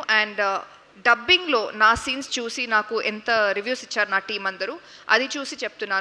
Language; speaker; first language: Telugu; non-native, local second language; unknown